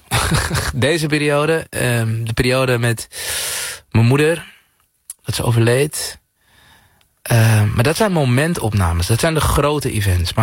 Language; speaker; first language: Dutch; native; Dutch